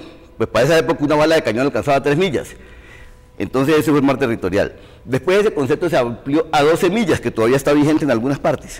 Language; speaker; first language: Spanish; native; Spanish